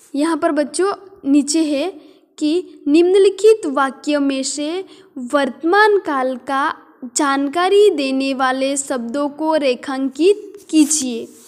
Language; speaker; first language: Hindi; non-native, local second language; Gujarati